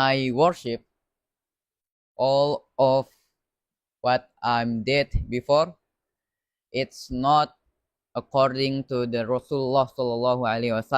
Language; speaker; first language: English; non-native, learner; Indonesian